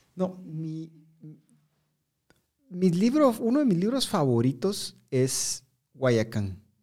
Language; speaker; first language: Spanish; native; Spanish